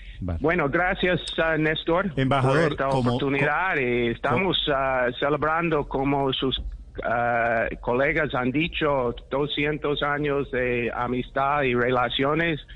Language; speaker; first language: Spanish; non-native, fluent; English